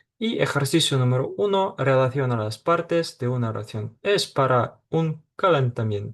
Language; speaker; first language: Spanish; non-native, fluent; Ukrainian